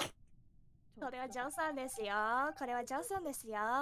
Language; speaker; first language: Japanese; non-native, learner; English